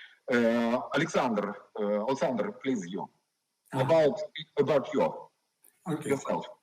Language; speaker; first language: English; non-native, learner; Ukrainian